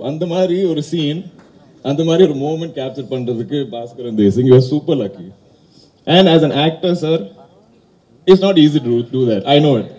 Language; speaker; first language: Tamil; non-native, fluent; Malayalam